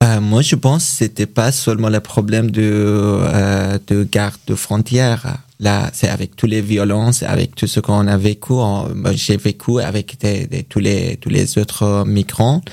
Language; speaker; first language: French; non-native, learner; Persian